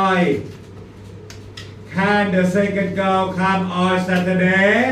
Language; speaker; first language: English; non-native, fluent; Thai